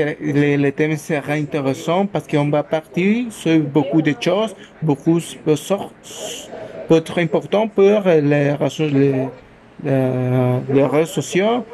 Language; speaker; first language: French; non-native, learner; Spanish